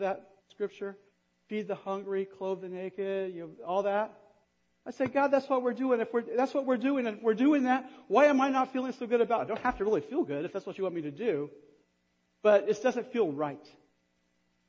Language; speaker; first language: English; native; English